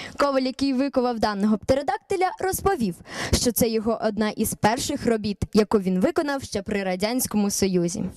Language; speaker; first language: Ukrainian; native; Ukrainian